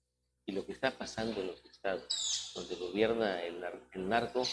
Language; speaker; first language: Spanish; native; Spanish